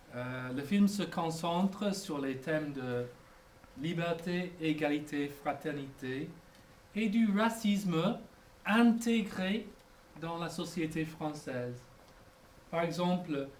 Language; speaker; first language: French; non-native, fluent; English